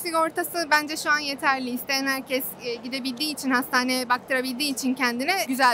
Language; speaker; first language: Turkish; native; Turkish